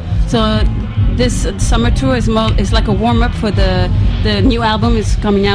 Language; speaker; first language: English; non-native, fluent; French